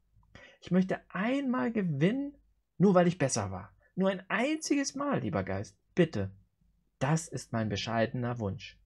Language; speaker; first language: German; native; German